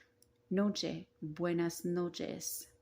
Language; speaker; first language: Spanish; non-native, learner; English